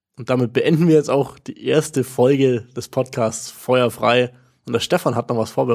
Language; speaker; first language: German; native; German